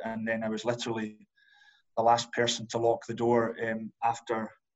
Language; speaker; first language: English; native; English